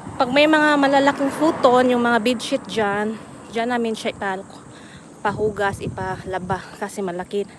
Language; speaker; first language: Filipino; non-native, local second language; Waray